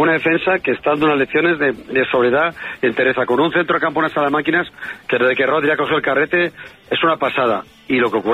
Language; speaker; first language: Spanish; native; Spanish